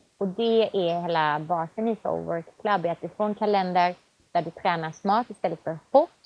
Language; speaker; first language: Swedish; native; Swedish